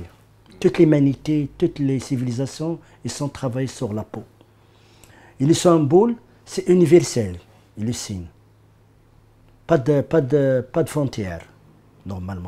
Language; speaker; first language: French; non-native, learner; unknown